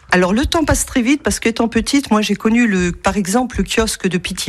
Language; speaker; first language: French; native; French